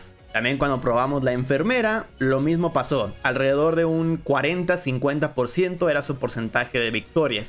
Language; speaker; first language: Spanish; native; Spanish